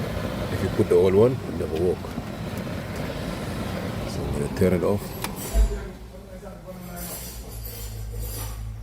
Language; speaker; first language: English; non-native, learner; Arabic